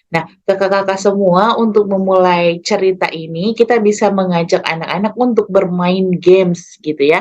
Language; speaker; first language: Indonesian; native; Indonesian